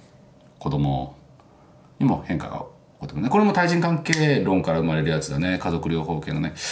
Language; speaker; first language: Japanese; native; Japanese